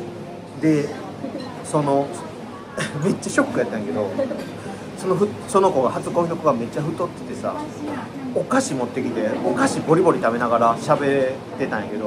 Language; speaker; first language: Japanese; native; Japanese